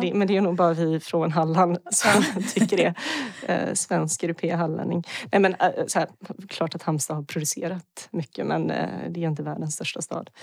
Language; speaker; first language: Swedish; early bilingual, other home language; Bosnian